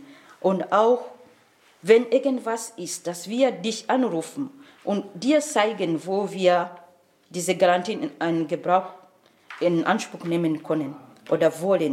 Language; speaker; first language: German; non-native, fluent; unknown